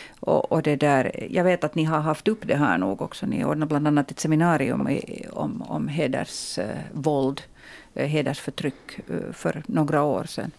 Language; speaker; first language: Swedish; native; Swedish